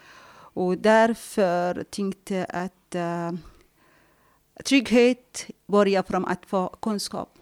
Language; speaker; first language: Swedish; non-native, fluent; Arabic